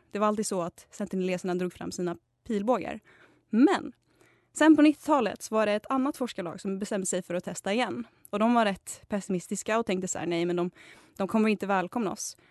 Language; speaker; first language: Swedish; native; Swedish